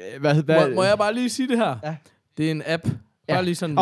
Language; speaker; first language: Danish; native; Danish